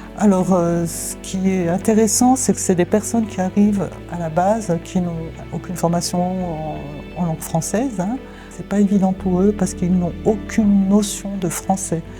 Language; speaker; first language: French; native; French